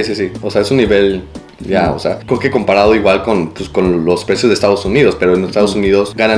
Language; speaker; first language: Spanish; native; Spanish